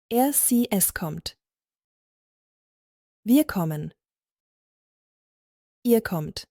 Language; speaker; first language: German; non-native, fluent; Croatian